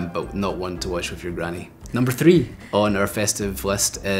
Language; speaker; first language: English; native; English